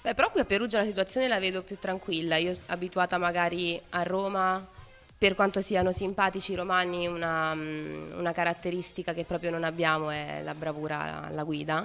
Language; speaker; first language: Italian; native; Italian